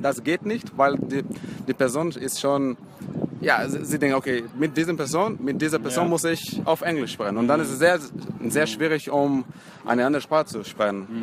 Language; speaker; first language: German; non-native, fluent; Portuguese